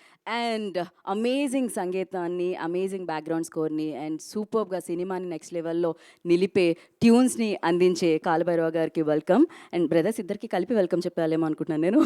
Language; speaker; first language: Telugu; native; Telugu